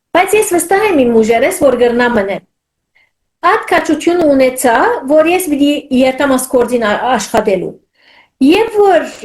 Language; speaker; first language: Armenian; early bilingual, heritage; Armenian